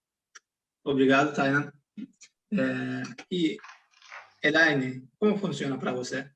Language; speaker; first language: Portuguese; non-native, fluent; Turkish